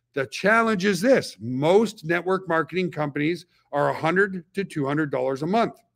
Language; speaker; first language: English; native; English